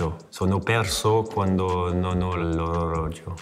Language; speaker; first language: Italian; non-native, fluent; French